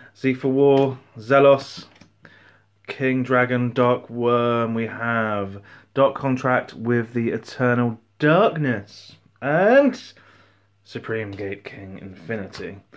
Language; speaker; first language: English; native; English